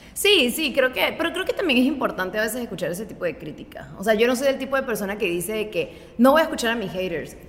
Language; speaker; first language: Spanish; native; Spanish